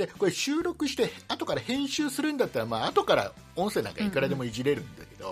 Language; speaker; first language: Japanese; native; Japanese